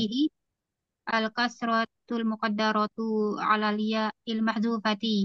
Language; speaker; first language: Arabic; non-native, learner; Indonesian